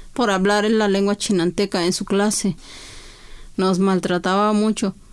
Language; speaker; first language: Spanish; non-native, local second language; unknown